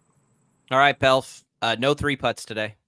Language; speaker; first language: English; native; English